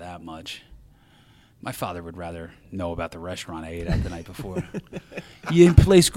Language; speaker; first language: English; native; English